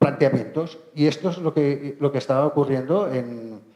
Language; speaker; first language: Spanish; non-native, local second language; Catalan